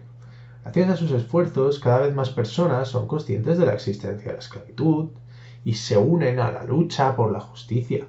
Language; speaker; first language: Spanish; native; Spanish